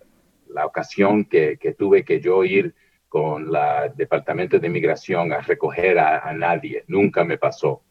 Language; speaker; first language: Spanish; early bilingual, heritage; Spanish